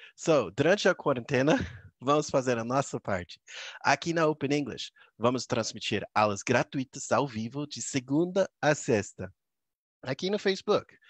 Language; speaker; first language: Portuguese; non-native, fluent; English